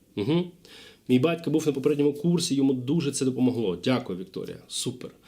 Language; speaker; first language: Ukrainian; non-native, local second language; Russian